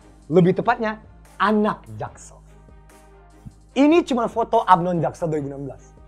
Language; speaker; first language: Indonesian; native; Indonesian